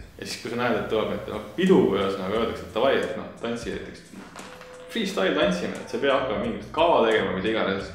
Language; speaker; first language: Estonian; native; Estonian